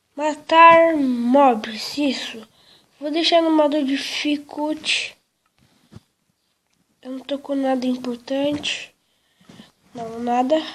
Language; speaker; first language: Portuguese; native; Portuguese